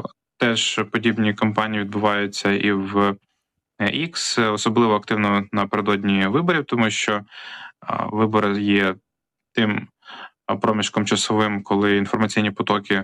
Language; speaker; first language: Ukrainian; native; Ukrainian